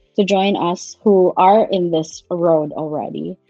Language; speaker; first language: English; non-native, local second language; Cebuano